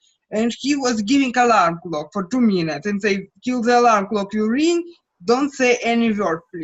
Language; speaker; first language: English; non-native, fluent; Russian